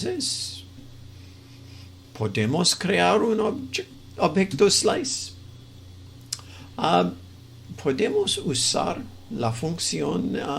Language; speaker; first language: Spanish; non-native, fluent; English